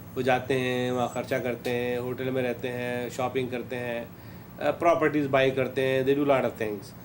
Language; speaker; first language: Urdu; native; Urdu